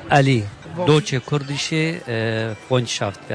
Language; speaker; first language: German; non-native, learner; Kurdish